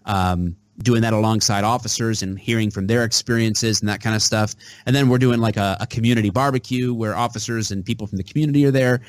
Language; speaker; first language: English; native; English